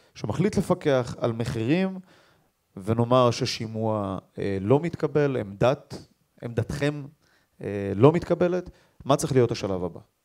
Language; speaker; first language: Hebrew; native; Hebrew